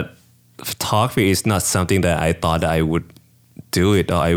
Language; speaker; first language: English; non-native, fluent; Thai